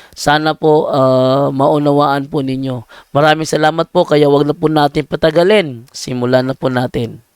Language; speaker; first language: Filipino; non-native, local second language; Cebuano